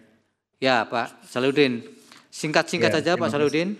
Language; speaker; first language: Indonesian; native; Indonesian